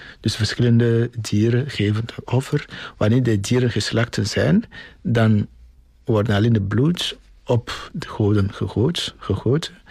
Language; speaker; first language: Dutch; non-native, fluent; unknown